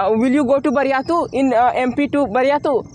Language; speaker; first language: English; non-native, learner; Hindi